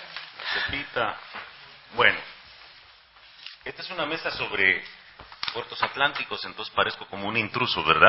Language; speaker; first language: Spanish; native; Spanish